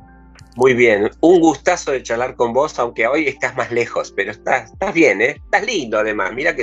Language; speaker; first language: Spanish; native; Spanish